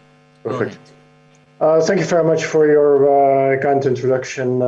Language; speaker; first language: English; non-native, fluent; Dutch